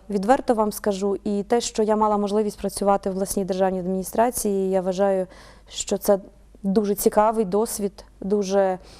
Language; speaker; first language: Ukrainian; native; Ukrainian